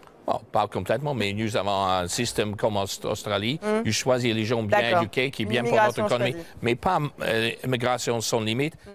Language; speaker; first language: French; non-native, learner; English